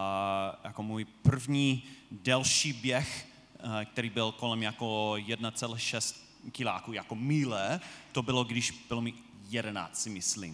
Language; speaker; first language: Czech; non-native, fluent; English